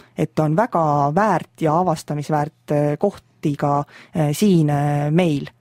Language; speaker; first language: Estonian; native; Estonian